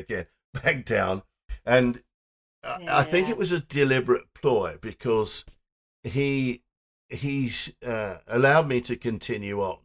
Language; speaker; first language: English; native; English